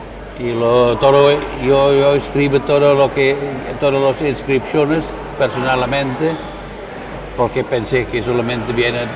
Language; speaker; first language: Spanish; non-native, learner; Dutch